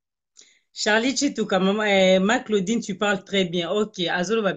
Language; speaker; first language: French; non-native, local second language; Lingala